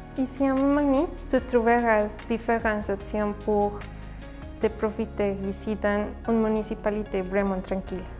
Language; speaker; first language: French; non-native, learner; Spanish